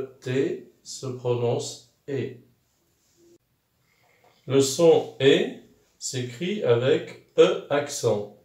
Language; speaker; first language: French; non-native, local second language; Arabic